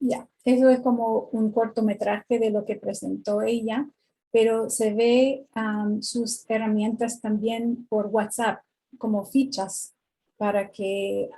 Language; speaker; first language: Spanish; non-native, fluent; English